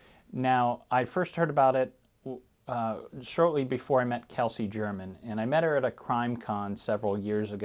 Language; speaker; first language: English; native; English